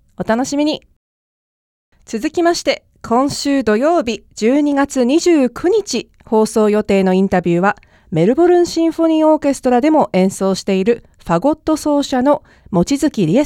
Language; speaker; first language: Japanese; native; Japanese